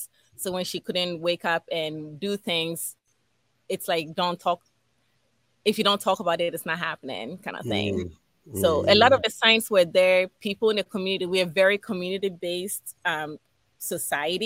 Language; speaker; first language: English; non-native, local second language; Ga